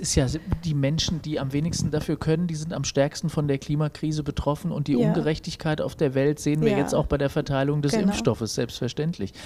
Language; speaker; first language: German; native; German